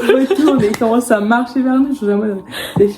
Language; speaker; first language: French; native; French